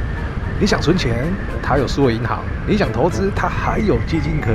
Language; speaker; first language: Chinese; native; Chinese